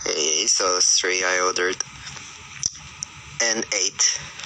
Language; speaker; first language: English; non-native, learner; Korean